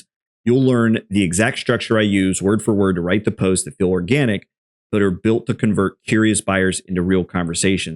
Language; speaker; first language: English; native; English